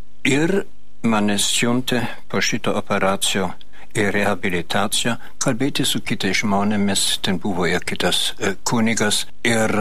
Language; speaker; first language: Lithuanian; non-native, fluent; German